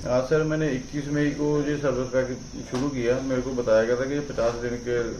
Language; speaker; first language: Hindi; non-native, local second language; Punjabi